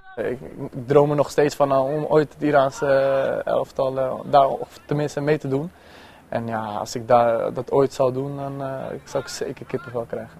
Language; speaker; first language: Dutch; early bilingual, other home language; Persian